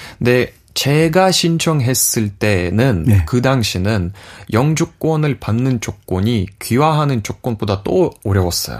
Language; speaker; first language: Korean; non-native, fluent; Russian